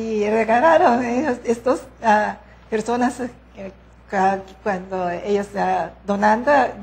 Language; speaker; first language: Spanish; non-native, learner; Japanese